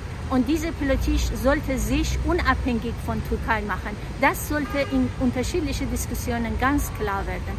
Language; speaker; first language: German; non-native, fluent; Persian